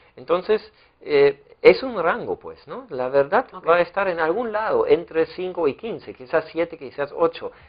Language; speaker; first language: Spanish; non-native, fluent; German